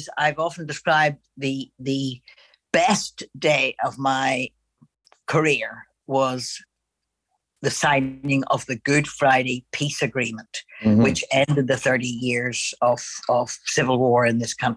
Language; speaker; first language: English; native; English